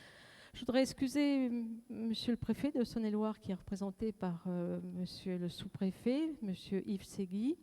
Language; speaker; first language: French; native; French